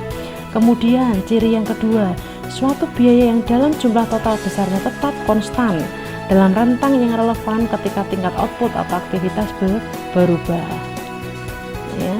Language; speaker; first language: Indonesian; native; Indonesian